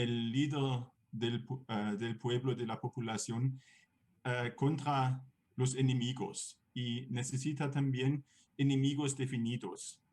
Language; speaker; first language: Spanish; non-native, fluent; German